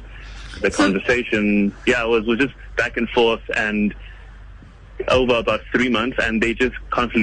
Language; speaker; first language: English; non-native, local second language; Kinyarwanda